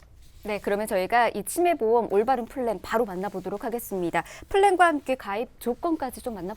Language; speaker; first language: Korean; native; Korean